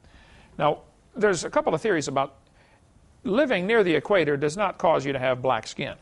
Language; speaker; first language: English; native; English